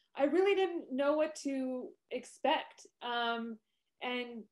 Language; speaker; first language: English; native; English